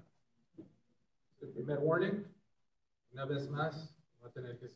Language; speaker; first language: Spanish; early bilingual, heritage; Spanish